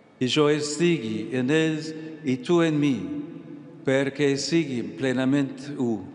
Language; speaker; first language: Catalan; non-native, learner; English